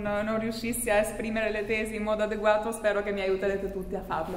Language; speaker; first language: Italian; non-native, fluent; Albanian